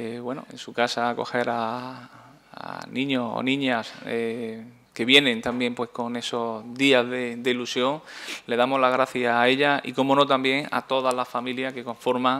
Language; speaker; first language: Spanish; native; Spanish